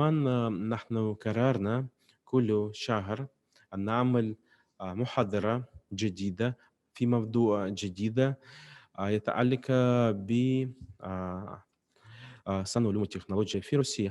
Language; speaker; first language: Arabic; non-native, fluent; Russian